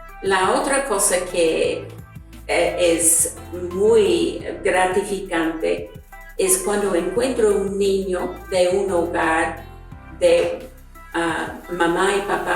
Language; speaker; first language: Spanish; non-native, fluent; English